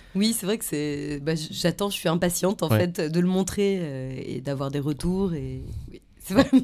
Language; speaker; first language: French; early bilingual, other home language; Polish